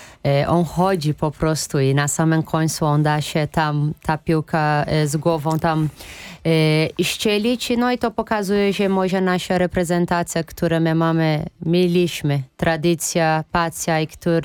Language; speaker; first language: Polish; non-native, fluent; Portuguese